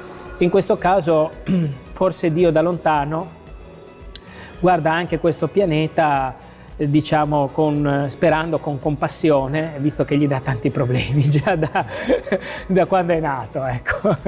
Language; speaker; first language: Italian; native; Italian